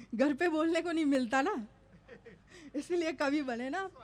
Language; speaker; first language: Hindi; non-native, local second language; Gujarati